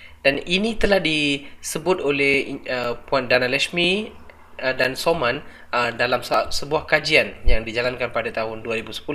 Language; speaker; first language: Malay; non-native, local second language; Tamil